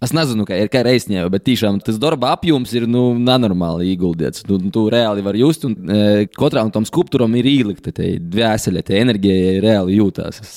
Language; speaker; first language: Latvian; native; Latvian